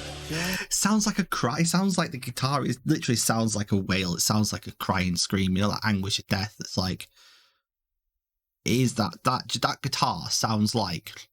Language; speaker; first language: English; native; English